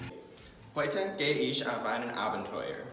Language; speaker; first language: German; non-native, learner; English